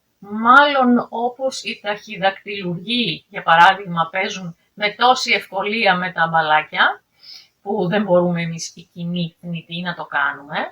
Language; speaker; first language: Greek; native; Greek